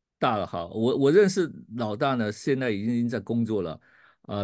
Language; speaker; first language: Chinese; native; Chinese